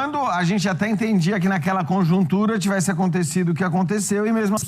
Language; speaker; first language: Portuguese; native; Portuguese